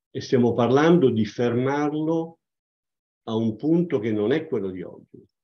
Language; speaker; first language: Italian; native; Italian